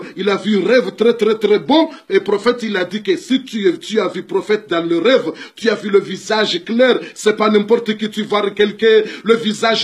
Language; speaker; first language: French; non-native, learner; Comorian